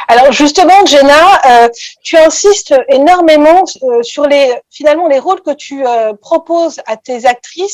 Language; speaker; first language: French; native; French